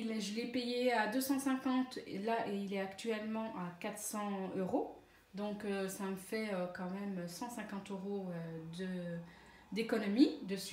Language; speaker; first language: French; native; French